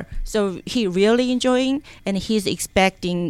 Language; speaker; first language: English; non-native, learner; Korean